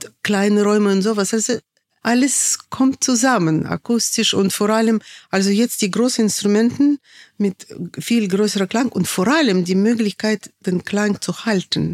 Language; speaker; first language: German; non-native, fluent; Russian